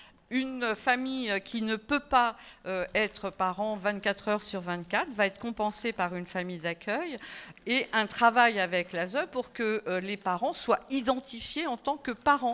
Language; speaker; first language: French; native; French